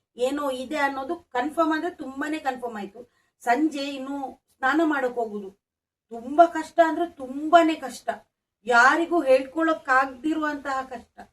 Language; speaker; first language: Kannada; non-native, local second language; Tulu